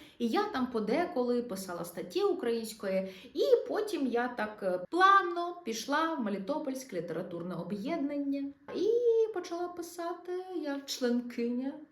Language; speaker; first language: Ukrainian; non-native, local second language; Russian